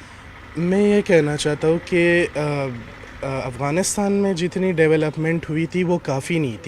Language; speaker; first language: Hindi; non-native, fluent; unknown